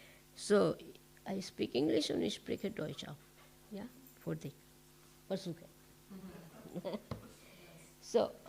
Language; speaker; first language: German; non-native, learner; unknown